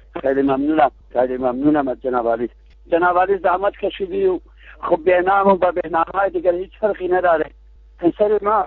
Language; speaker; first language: Persian; non-native, local second language; Kurdish